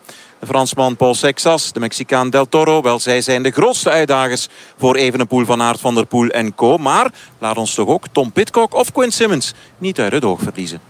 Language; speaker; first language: Dutch; native; Dutch